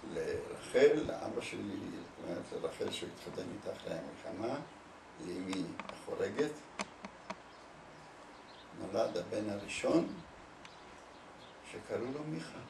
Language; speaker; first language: Hebrew; early bilingual, other home language; Polish